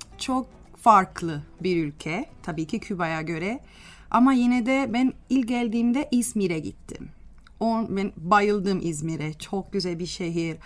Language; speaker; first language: Turkish; non-native, fluent; Spanish